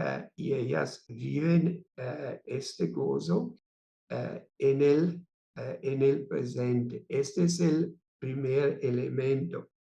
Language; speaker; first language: Spanish; non-native, fluent; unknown